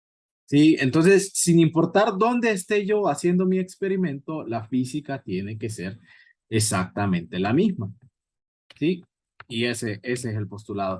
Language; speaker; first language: Spanish; native; Spanish